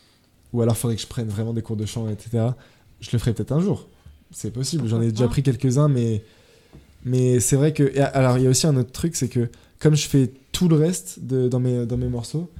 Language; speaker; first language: French; native; French